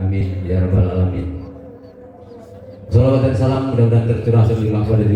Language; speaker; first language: Indonesian; native; Indonesian